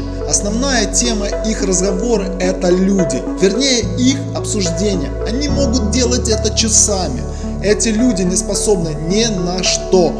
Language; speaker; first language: Russian; native; Russian